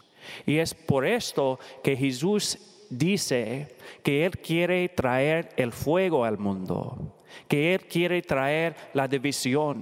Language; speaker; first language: Spanish; non-native, learner; English